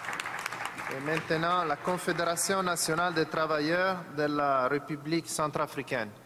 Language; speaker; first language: Spanish; non-native, fluent; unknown